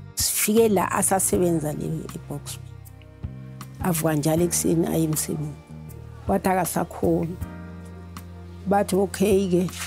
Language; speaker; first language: Zulu; native; Zulu